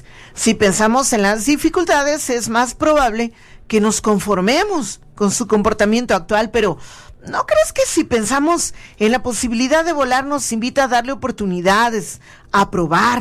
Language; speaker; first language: Spanish; native; Spanish